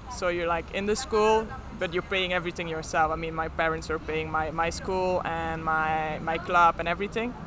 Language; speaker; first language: English; non-native, fluent; Dutch